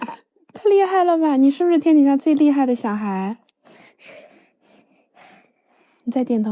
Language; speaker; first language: Chinese; native; Chinese